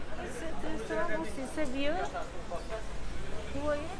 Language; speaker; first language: French; non-native, learner; Turkish